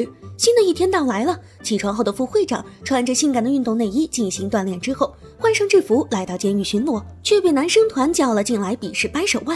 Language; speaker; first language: Chinese; native; Chinese